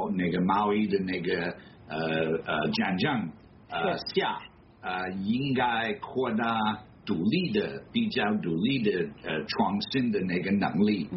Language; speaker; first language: Chinese; non-native, fluent; English